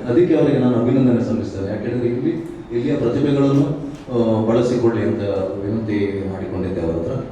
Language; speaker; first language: Kannada; non-native, local second language; Tulu